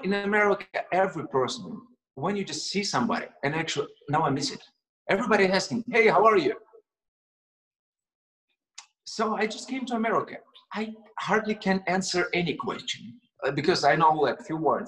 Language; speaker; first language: English; non-native, fluent; Russian